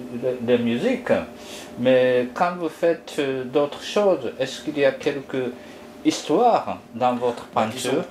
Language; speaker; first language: French; non-native, fluent; Japanese